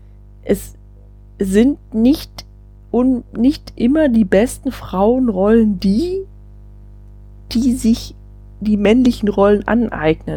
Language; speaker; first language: German; native; German